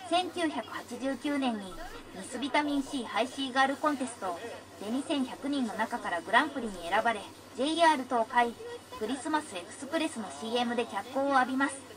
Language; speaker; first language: Japanese; native; Japanese